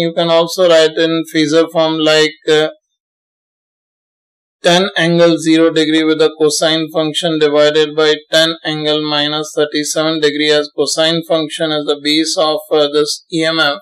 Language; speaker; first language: English; non-native, local second language; Hindi